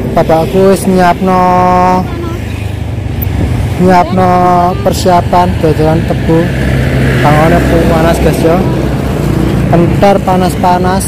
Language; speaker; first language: Indonesian; non-native, local second language; Javanese